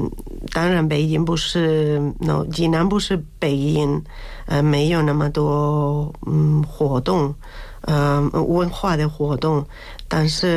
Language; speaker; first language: Chinese; non-native, fluent; Spanish